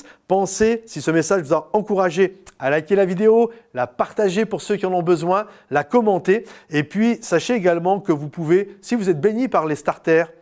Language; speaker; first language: French; native; French